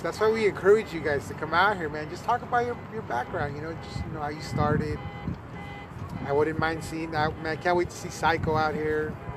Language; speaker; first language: English; early bilingual, other home language; Spanish